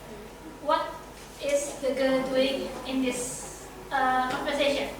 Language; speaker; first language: English; non-native, fluent; Indonesian